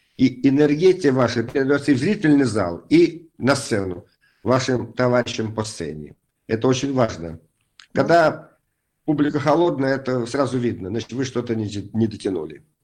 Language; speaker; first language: Russian; native; Russian